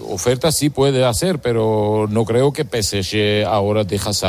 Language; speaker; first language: Spanish; non-native, learner; Georgian